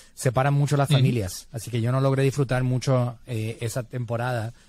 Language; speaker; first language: Spanish; native; Spanish